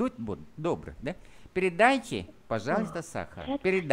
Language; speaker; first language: Russian; non-native, fluent; Vietnamese